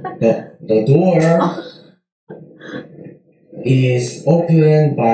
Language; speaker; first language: English; non-native, learner; Korean